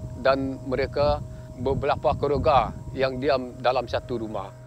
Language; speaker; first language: Malay; non-native, local second language; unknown